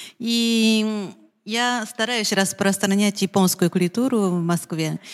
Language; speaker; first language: Russian; non-native, fluent; Japanese